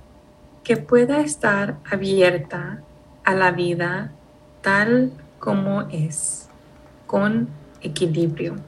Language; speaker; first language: Spanish; early bilingual, heritage; Spanish